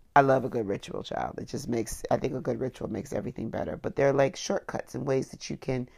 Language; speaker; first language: English; native; English